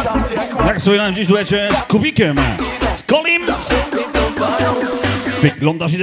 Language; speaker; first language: Polish; native; Polish